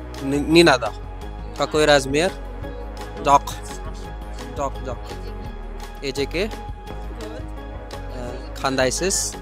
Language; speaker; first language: Russian; non-native, learner; Hindi